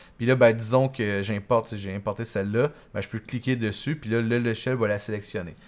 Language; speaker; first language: French; native; French